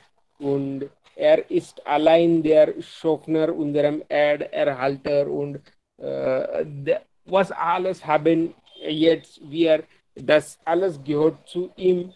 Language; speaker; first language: German; non-native, learner; Hindi